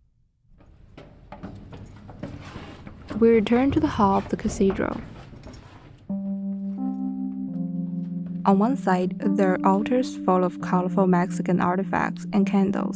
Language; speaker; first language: English; non-native, fluent; Chinese